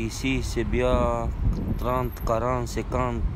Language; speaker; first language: French; non-native, learner; Romanian